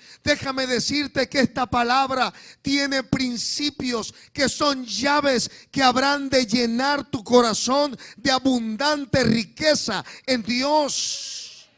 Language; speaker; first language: Spanish; native; Spanish